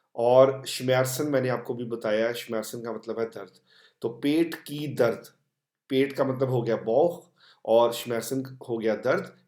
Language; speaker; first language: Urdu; non-native, local second language; Punjabi